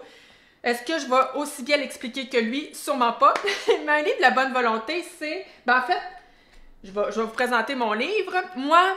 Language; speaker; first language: French; native; French